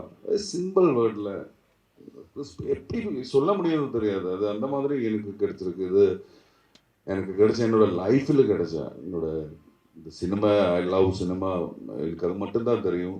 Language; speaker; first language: Tamil; non-native, learner; Malayalam